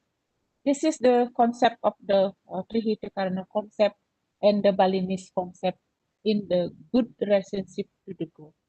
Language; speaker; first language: English; non-native, learner; Indonesian